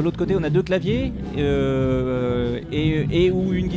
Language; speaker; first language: French; native; French